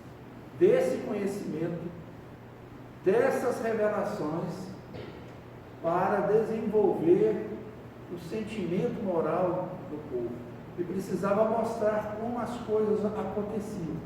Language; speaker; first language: Portuguese; native; Portuguese